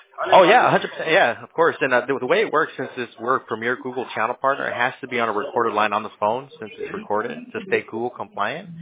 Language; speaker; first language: English; early bilingual, other home language; Spanish